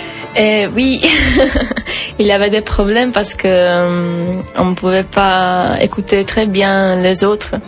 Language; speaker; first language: French; non-native, learner; Italian